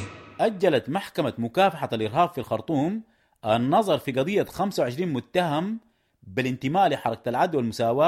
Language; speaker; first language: Arabic; native; Arabic